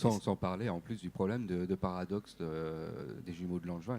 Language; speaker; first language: French; native; French